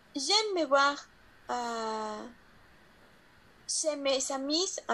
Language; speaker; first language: French; non-native, learner; Spanish